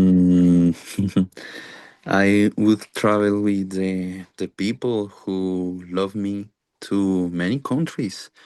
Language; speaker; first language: English; non-native, learner; Spanish